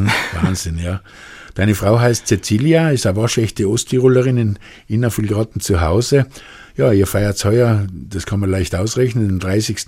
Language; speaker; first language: German; native; German